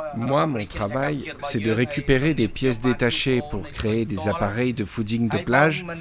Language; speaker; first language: French; native; French